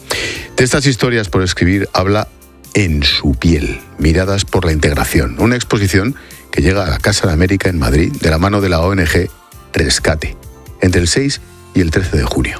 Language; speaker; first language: Spanish; native; Spanish